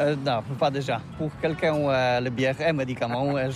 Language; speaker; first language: French; non-native, learner; Polish